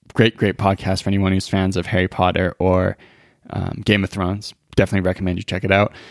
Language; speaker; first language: English; native; English